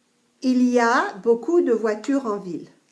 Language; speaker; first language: French; non-native, fluent; English